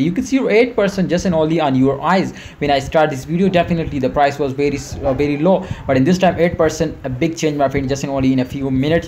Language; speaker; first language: English; non-native, learner; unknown